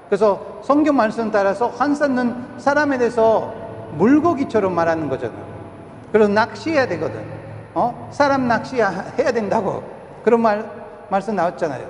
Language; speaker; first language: Korean; non-native, fluent; Spanish